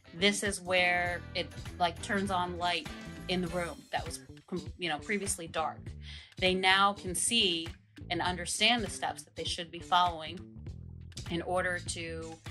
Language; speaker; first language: English; native; English